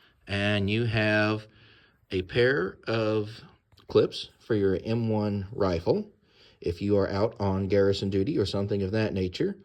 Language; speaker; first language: English; native; English